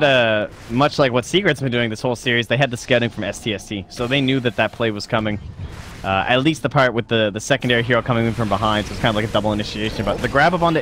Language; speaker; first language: English; native; English